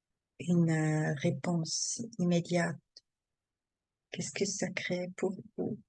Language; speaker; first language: French; non-native, learner; German